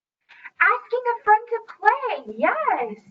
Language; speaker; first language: English; native; English